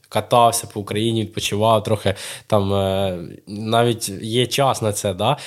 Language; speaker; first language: Ukrainian; non-native, local second language; Russian